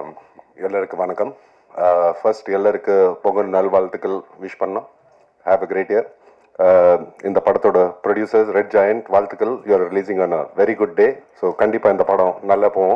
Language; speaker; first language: Tamil; non-native, local second language; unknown